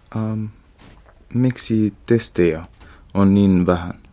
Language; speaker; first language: Finnish; non-native, learner; Arabic